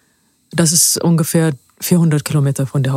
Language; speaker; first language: German; non-native, fluent; Amharic